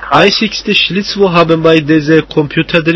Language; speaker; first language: German; non-native, learner; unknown